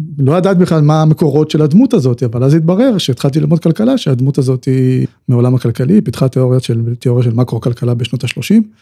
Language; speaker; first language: Hebrew; native; Hebrew